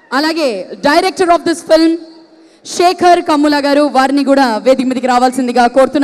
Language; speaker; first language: Telugu; native; Telugu